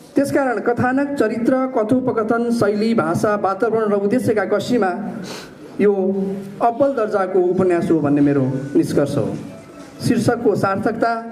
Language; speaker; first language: Nepali; native; Nepali